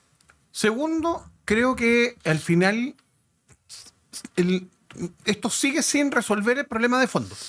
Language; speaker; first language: Spanish; native; Spanish